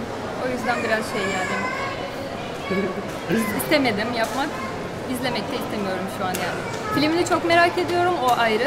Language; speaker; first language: Turkish; non-native, fluent; Portuguese